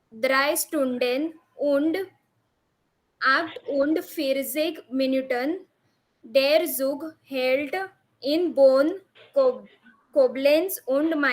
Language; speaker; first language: German; non-native, learner; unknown